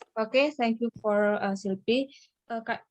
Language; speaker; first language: English; non-native, learner; Indonesian